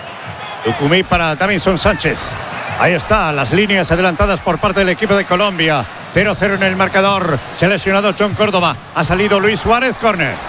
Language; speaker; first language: Spanish; native; Spanish